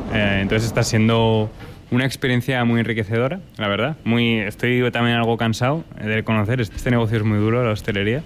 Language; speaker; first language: Spanish; native; Spanish